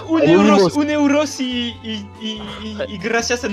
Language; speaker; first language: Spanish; non-native, learner; French